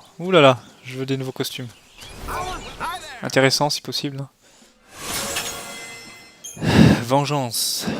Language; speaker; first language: French; native; French